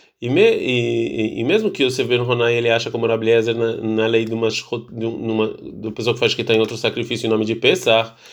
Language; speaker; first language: Portuguese; early bilingual, heritage; Portuguese